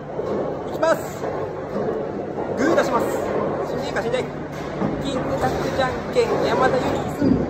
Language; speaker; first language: Japanese; native; Japanese